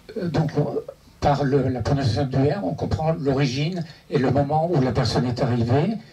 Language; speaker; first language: French; native; French